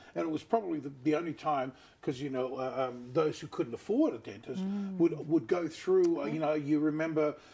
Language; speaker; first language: English; native; English